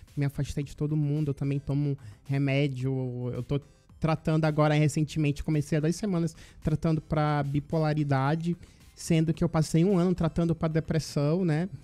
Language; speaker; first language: Portuguese; native; Portuguese